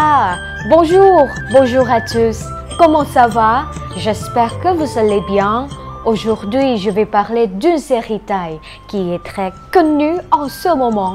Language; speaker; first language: French; non-native, fluent; Thai